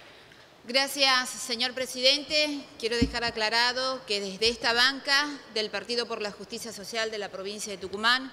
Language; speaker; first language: Spanish; native; Spanish